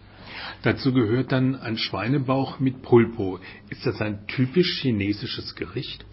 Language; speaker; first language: German; native; German